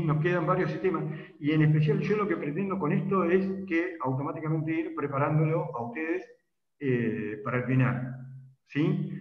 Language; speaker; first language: Spanish; native; Spanish